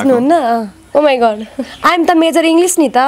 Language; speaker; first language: Nepali; native; Nepali